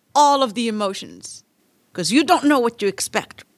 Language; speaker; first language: English; non-native, fluent; Arabic